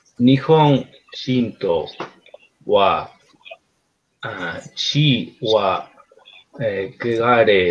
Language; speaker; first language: Japanese; non-native, learner; Spanish